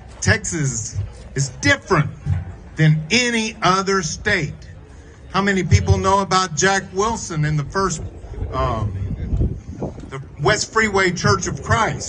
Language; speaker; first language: English; native; English